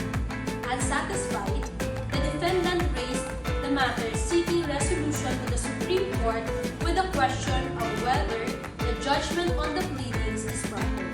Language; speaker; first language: English; non-native, local second language; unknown